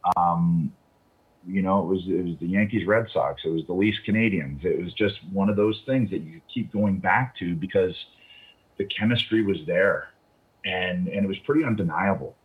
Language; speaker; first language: English; native; English